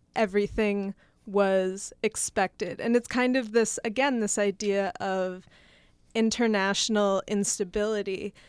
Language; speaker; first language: English; native; English